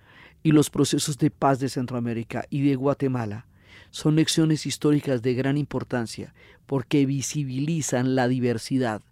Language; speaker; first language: Spanish; native; Spanish